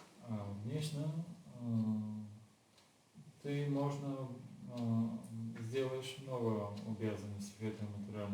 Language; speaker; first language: Russian; non-native, learner; Bulgarian